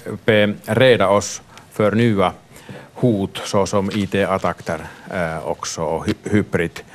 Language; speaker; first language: Swedish; non-native, local second language; Finnish